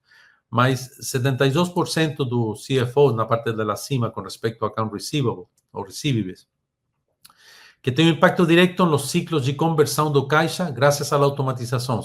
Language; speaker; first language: Portuguese; non-native, fluent; Spanish